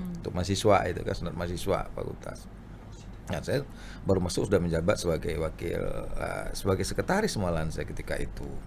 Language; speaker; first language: Indonesian; non-native, local second language; Minangkabau